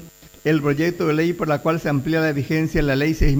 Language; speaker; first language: Spanish; native; Spanish